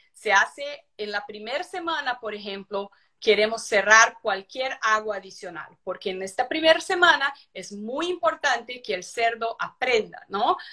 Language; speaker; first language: Spanish; non-native, fluent; Portuguese